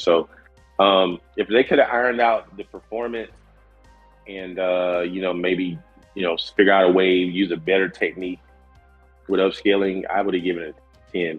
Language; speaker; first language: English; native; English